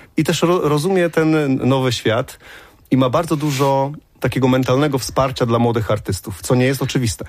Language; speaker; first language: Polish; native; Polish